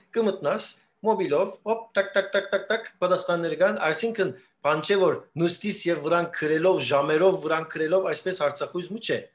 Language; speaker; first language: Armenian; early bilingual, heritage; Armenian